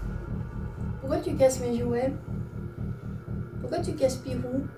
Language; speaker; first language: French; native; French